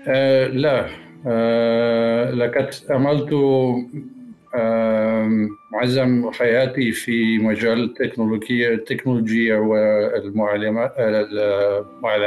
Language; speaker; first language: Arabic; non-native, learner; Dutch